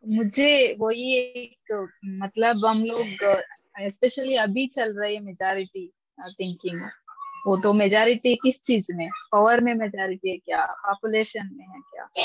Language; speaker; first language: Hindi; non-native, local second language; Kannada